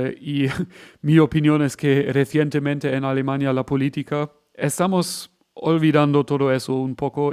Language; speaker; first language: Spanish; non-native, fluent; German